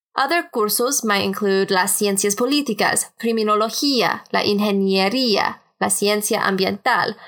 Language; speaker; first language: Spanish; non-native, fluent; English